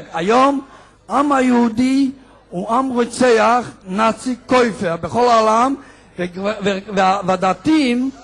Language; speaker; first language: Hebrew; non-native, fluent; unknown